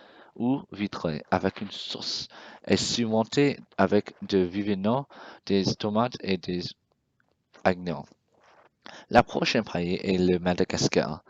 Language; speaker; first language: French; non-native, learner; English